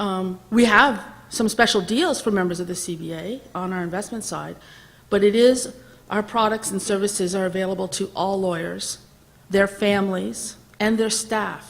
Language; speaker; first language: English; native; English